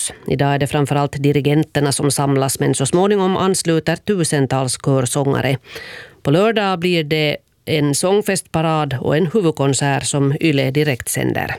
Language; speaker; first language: Swedish; native; Swedish